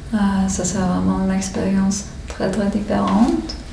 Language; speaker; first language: French; non-native, learner; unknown